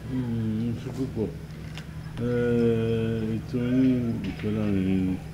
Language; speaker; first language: Yoruba; native; Yoruba